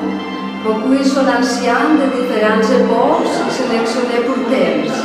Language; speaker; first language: French; non-native, learner; Spanish